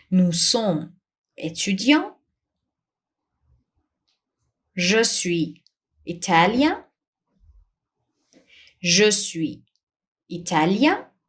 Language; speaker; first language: French; non-native, fluent; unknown